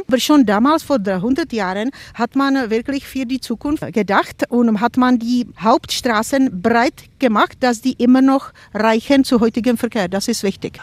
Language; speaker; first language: German; non-native, fluent; Czech